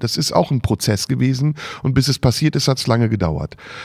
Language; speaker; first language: German; early bilingual, other home language; Turkish